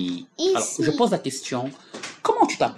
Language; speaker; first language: French; non-native, local second language; Arabic